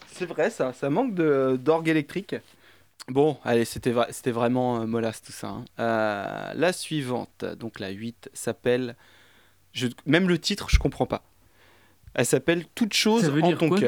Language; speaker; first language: French; native; French